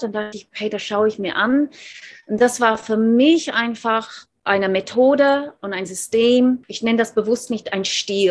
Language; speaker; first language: German; non-native, fluent; English